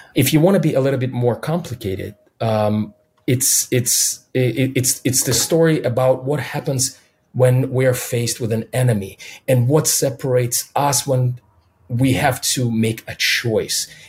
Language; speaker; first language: English; non-native, fluent; Russian